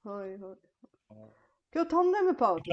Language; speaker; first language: Japanese; non-native, learner; Bulgarian